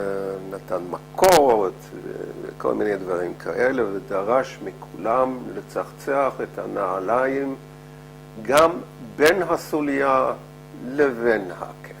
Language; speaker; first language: Hebrew; non-native, fluent; Dutch